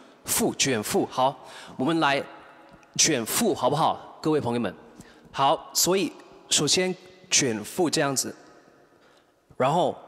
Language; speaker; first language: Chinese; non-native, fluent; English